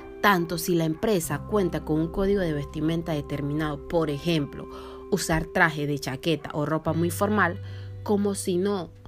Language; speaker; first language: Spanish; native; Spanish